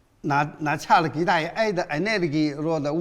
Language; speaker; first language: Russian; non-native, learner; Chinese